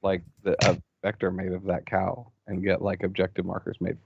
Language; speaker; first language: English; native; English